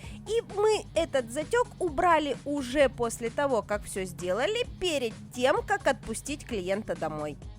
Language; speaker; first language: Russian; native; Russian